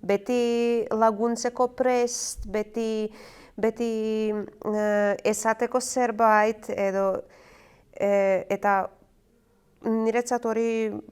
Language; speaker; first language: Basque; non-native, learner; Croatian